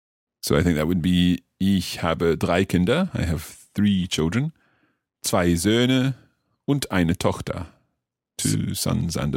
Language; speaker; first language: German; non-native, fluent; English